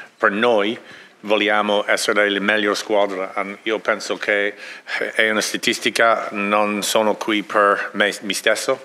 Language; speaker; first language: Italian; non-native, learner; English